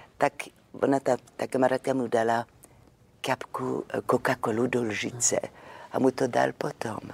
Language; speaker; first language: Czech; non-native, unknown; French